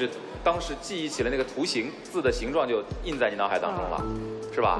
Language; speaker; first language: Chinese; native; Chinese